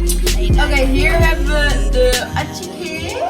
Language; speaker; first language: Dutch; early bilingual, other home language; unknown